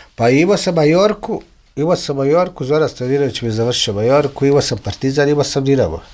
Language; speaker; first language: Serbian; native; Serbian